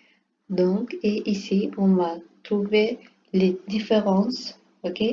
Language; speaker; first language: French; non-native, learner; Portuguese